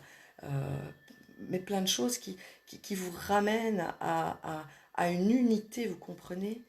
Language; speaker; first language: French; native; French